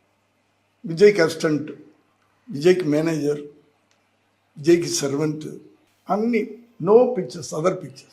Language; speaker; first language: Telugu; non-native, learner; Tamil